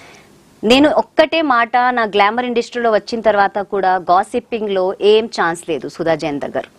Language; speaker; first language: Telugu; non-native, local second language; Hindi